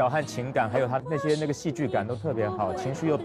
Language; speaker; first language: Chinese; native; Chinese